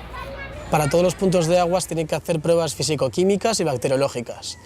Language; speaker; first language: Spanish; native; Spanish